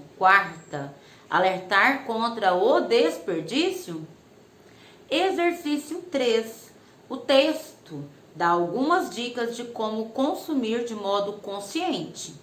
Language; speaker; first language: Portuguese; native; Portuguese